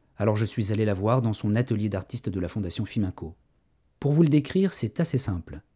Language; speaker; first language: French; native; French